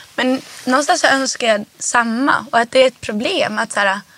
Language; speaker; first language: Swedish; native; Swedish